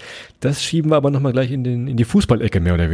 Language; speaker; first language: German; native; German